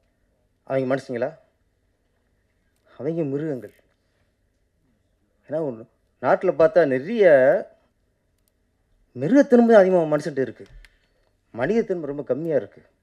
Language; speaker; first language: Tamil; native; Tamil